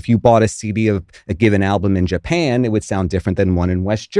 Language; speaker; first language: English; native; English